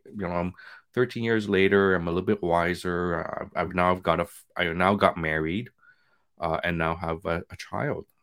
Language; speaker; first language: English; native; English